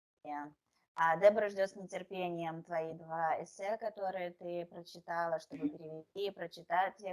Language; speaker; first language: Russian; native; Russian